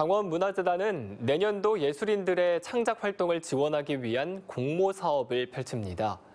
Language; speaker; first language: Korean; native; Korean